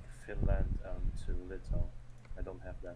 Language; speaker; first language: English; non-native, learner; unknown